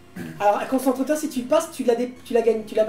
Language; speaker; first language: French; native; French